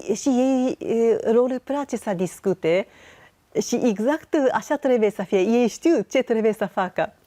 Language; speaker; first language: Romanian; non-native, learner; Japanese